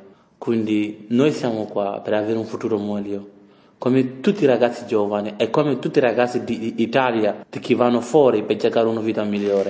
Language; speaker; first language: Italian; non-native, learner; French